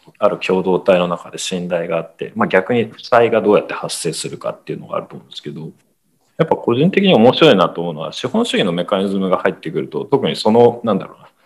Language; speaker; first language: Japanese; native; Japanese